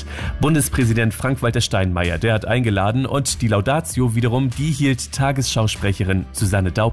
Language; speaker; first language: German; native; German